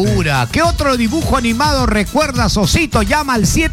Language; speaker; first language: Spanish; native; Spanish